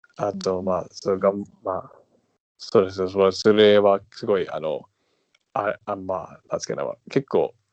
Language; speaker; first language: Japanese; non-native, fluent; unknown